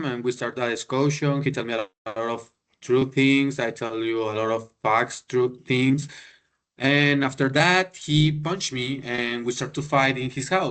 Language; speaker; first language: English; non-native, learner; Spanish